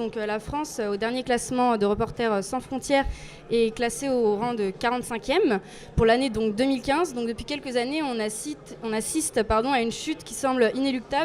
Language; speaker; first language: French; native; French